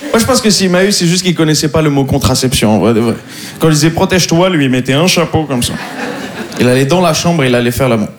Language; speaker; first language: French; native; French